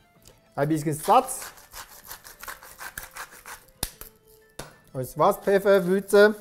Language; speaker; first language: German; non-native, learner; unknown